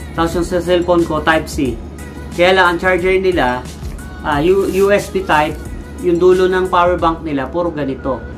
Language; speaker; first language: Filipino; native; Filipino